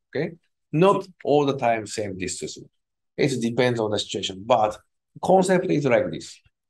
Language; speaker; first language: English; non-native, learner; Japanese